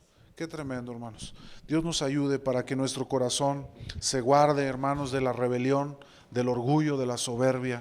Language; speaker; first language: Spanish; native; Spanish